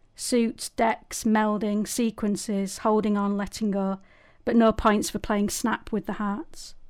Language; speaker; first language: English; native; English